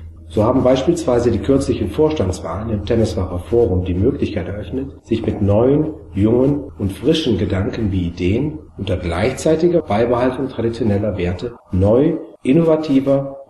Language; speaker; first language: German; native; German